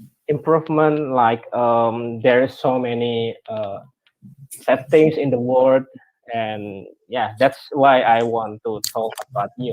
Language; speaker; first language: English; non-native, learner; Indonesian